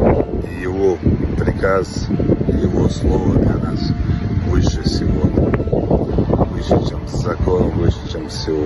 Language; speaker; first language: Russian; non-native, local second language; Chechen